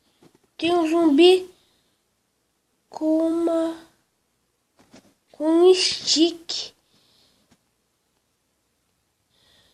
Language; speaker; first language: Portuguese; native; Portuguese